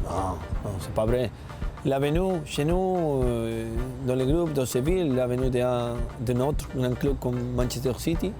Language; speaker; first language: French; non-native, learner; Spanish